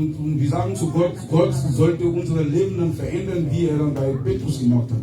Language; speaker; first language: German; non-native, fluent; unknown